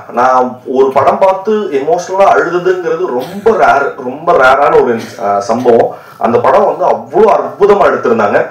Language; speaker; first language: Tamil; native; Tamil